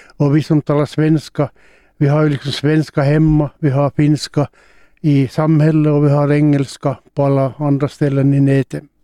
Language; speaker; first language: Swedish; native; Swedish